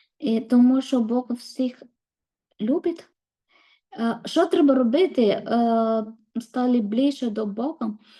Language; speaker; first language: Ukrainian; non-native, learner; Malayalam